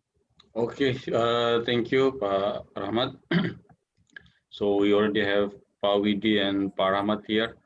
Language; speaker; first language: English; non-native, learner; Indonesian